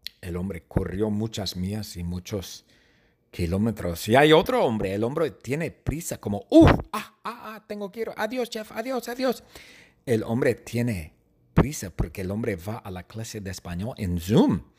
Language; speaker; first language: Spanish; non-native, fluent; English